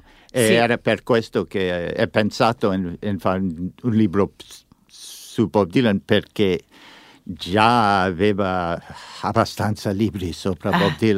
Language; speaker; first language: Italian; non-native, learner; English